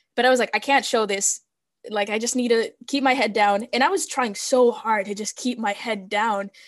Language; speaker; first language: English; early bilingual, other home language; Spanish